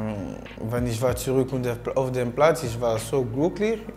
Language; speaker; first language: German; non-native, learner; French